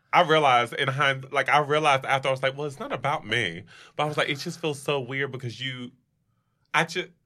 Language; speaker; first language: English; native; English